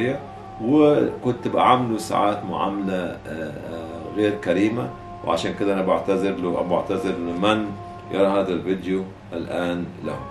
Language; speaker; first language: Arabic; native; Arabic